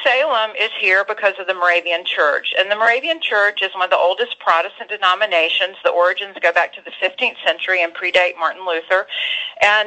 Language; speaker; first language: English; native; English